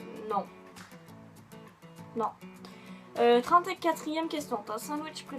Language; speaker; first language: French; native; French